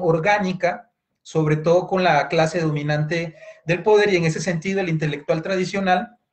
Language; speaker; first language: Spanish; native; Spanish